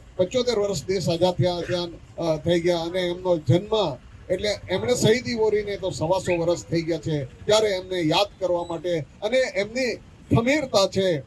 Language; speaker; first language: Gujarati; native; Gujarati